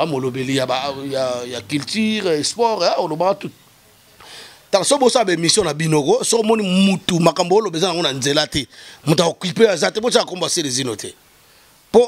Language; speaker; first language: French; non-native, local second language; Lingala